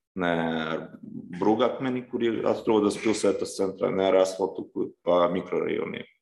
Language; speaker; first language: Latvian; non-native, local second language; Russian